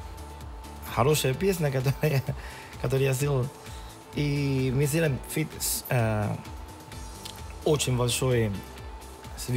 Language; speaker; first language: Russian; non-native, learner; Spanish